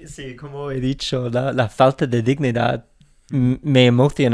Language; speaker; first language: Spanish; non-native, fluent; English